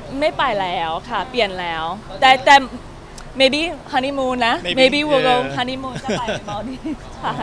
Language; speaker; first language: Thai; non-native, learner; English